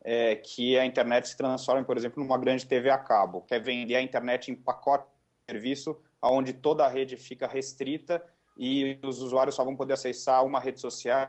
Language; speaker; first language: Portuguese; native; Portuguese